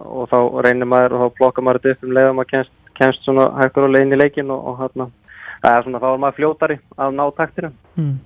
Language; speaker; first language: Icelandic; native; Icelandic